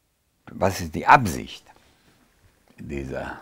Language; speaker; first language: German; non-native, fluent; Hungarian